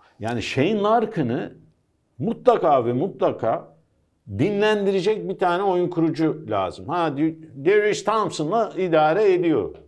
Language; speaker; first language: Turkish; early bilingual, heritage; Turkish